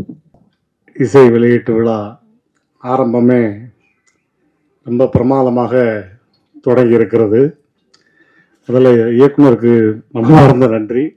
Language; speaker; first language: Tamil; native; Tamil